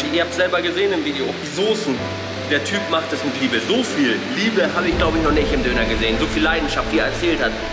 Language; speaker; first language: German; native; German